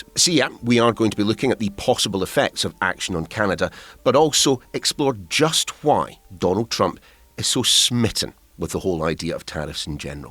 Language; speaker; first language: English; native; English